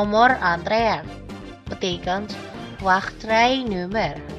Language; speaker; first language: Dutch; non-native, fluent; Indonesian